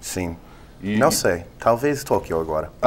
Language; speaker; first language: Portuguese; non-native, fluent; English